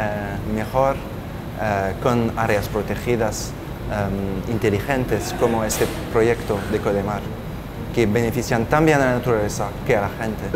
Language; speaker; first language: Spanish; non-native, fluent; French